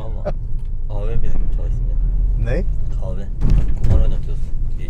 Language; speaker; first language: Turkish; native; Turkish